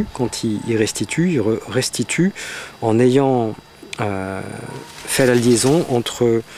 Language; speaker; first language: French; native; French